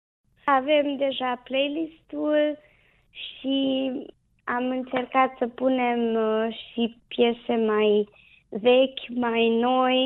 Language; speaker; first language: Romanian; non-native, local second language; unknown